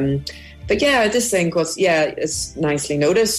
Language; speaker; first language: English; native; English